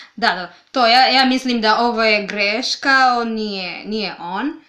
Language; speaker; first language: Serbian; non-native, learner; Swahili